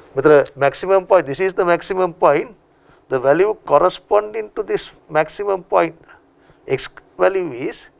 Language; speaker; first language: English; non-native, local second language; Sinhala